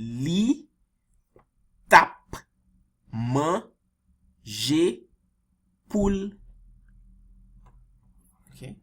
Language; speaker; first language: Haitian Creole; early bilingual, heritage; Haitian Creole